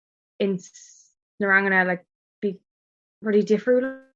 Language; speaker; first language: Irish; non-native, local second language; English